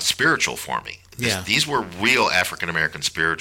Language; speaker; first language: English; native; English